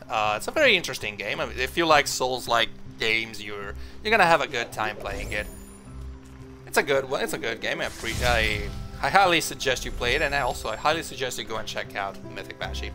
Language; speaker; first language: English; non-native, fluent; Italian